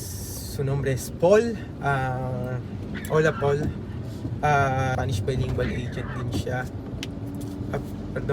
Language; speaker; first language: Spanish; non-native, learner; Filipino